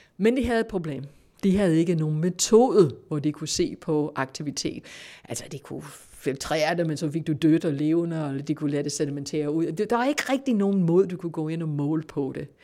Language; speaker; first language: Danish; non-native, fluent; English